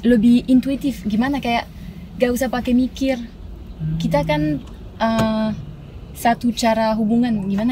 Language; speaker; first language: Indonesian; non-native, fluent; French